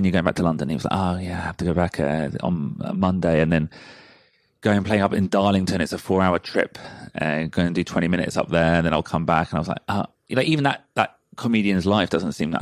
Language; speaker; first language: English; native; English